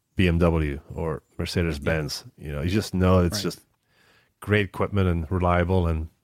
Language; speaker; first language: English; non-native, fluent; Dutch